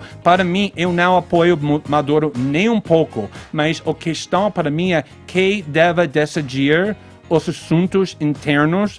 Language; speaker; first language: Portuguese; non-native, fluent; English